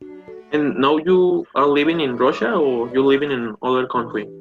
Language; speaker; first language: English; non-native, learner; Spanish